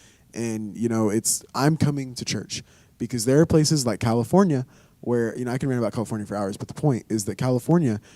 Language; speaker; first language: English; native; English